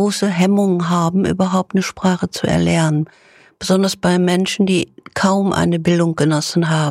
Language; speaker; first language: German; native; German